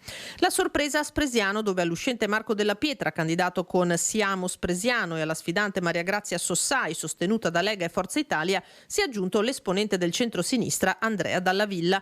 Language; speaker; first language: Italian; native; Italian